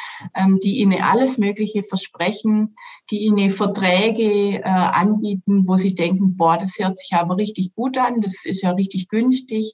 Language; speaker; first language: German; native; German